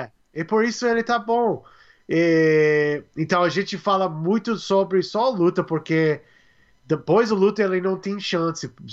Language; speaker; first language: Portuguese; non-native, learner; English